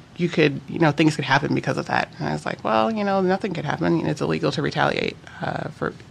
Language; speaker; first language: English; native; English